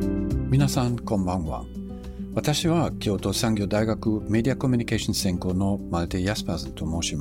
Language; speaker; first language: Japanese; non-native, fluent; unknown